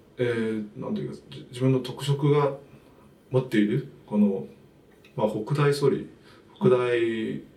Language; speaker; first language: Japanese; non-native, fluent; Chinese